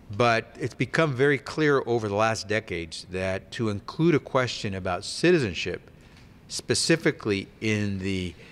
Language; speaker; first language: English; early bilingual, other home language; Spanish